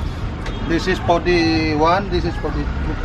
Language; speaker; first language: English; non-native, learner; Indonesian